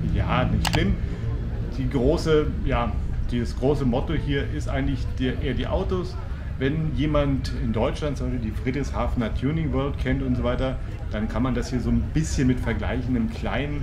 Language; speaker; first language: German; native; German